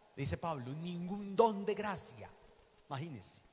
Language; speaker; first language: Spanish; native; Spanish